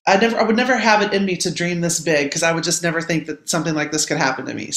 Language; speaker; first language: English; native; English